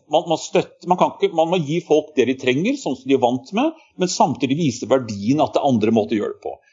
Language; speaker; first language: Norwegian; native; Norwegian